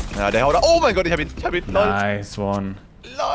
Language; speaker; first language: German; native; German